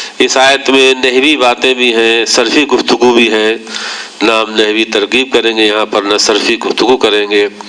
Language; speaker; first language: Urdu; native; Urdu